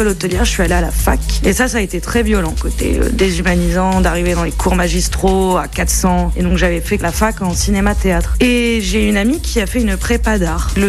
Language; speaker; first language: French; native; French